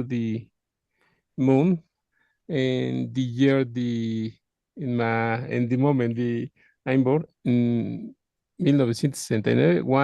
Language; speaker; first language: English; non-native, learner; Spanish